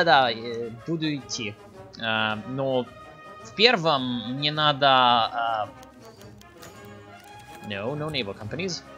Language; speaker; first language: Russian; non-native, learner; English